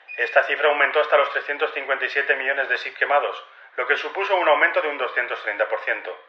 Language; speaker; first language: Spanish; native; Spanish